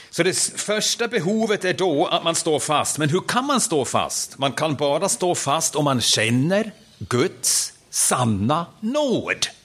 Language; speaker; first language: Swedish; non-native, fluent; German